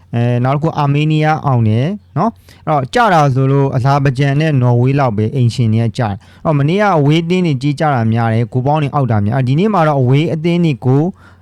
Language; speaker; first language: Burmese; native; Burmese